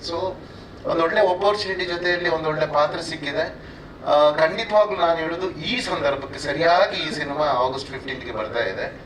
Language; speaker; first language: Kannada; native; Kannada